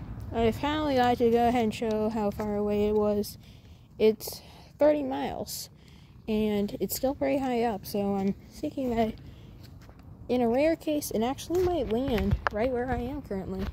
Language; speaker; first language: English; native; English